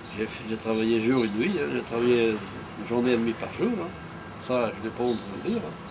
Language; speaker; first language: French; non-native, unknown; Portuguese